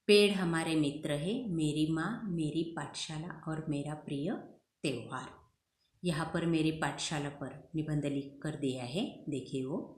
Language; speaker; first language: Hindi; non-native, local second language; Marathi